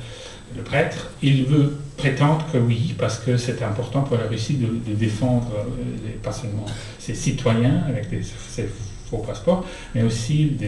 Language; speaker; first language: French; non-native, fluent; Russian